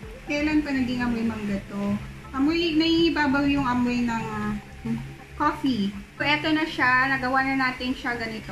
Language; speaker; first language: Filipino; native; Filipino